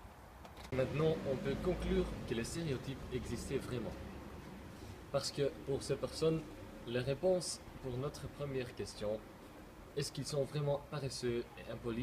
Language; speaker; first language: French; non-native, learner; Dutch